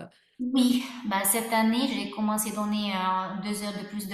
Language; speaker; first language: French; non-native, fluent; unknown